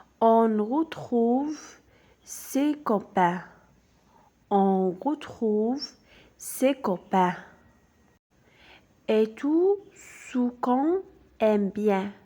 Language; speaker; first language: French; non-native, local second language; Arabic